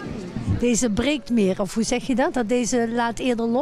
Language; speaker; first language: Dutch; native; Dutch